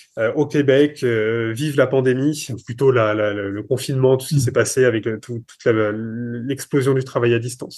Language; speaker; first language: French; native; French